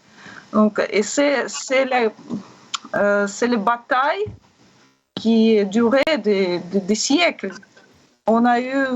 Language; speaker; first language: French; non-native, learner; Russian